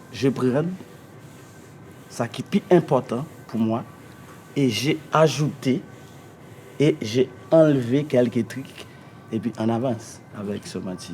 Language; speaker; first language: French; non-native, learner; Haitian Creole